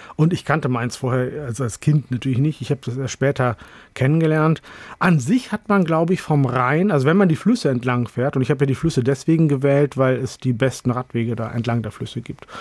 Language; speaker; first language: German; early bilingual, other home language; Urdu